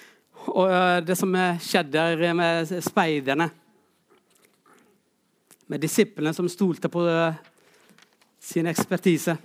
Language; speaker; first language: Norwegian; non-native, fluent; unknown